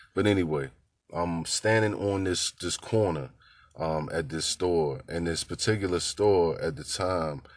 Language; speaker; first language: English; native; English